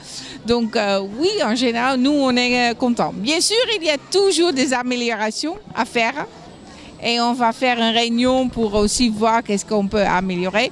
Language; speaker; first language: French; non-native, fluent; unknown